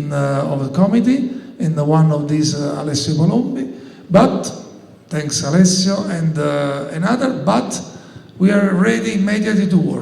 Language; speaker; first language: English; non-native, learner; Italian